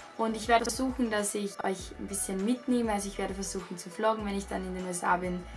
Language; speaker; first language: German; native; German